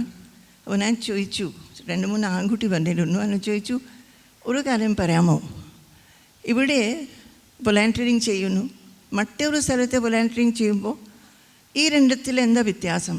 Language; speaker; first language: Malayalam; non-native, fluent; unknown